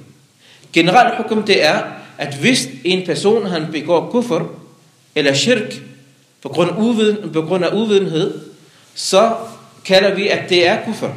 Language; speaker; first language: Danish; non-native, local second language; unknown